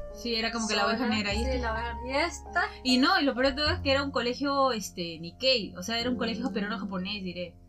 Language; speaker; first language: Spanish; early bilingual, heritage; Japanese